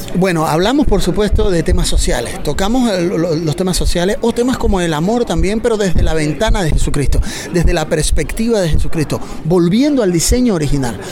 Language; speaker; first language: Spanish; native; Spanish